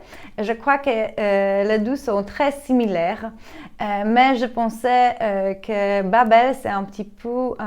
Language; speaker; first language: French; non-native, fluent; Polish